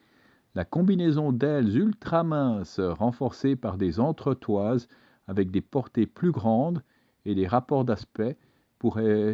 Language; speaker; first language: French; native; French